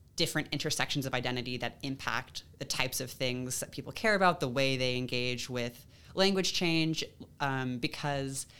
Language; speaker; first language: English; native; English